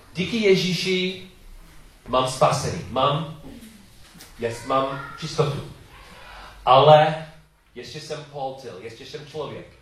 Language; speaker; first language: Czech; non-native, learner; English